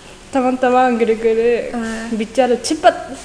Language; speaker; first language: Indonesian; non-native, learner; Japanese